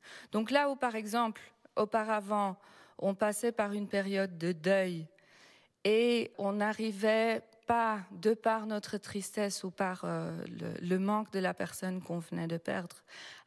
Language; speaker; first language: French; non-native, fluent; Dutch